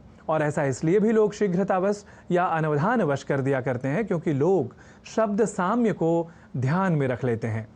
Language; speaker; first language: Hindi; native; Hindi